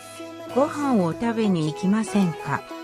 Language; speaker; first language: Japanese; non-native, learner; English